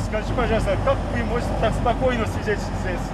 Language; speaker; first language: Russian; non-native, fluent; Korean